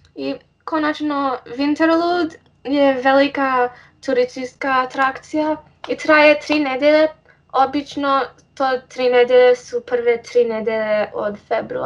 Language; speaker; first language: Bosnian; early bilingual, heritage; English